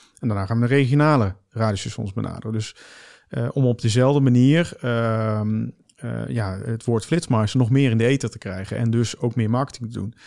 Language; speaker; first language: Dutch; native; Dutch